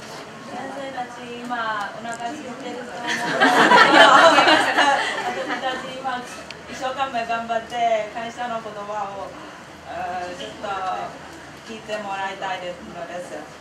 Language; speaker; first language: Japanese; non-native, learner; Burmese